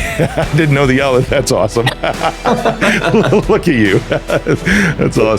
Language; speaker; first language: English; native; English